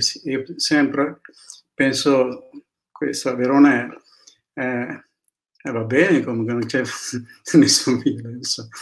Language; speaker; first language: Italian; non-native, learner; Sinhala